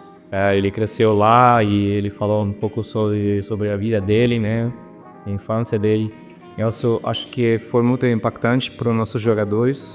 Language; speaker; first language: Portuguese; non-native, fluent; German